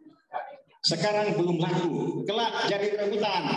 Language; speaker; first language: Indonesian; native; Indonesian